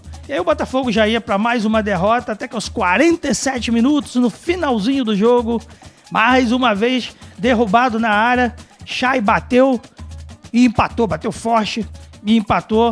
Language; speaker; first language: Portuguese; native; Portuguese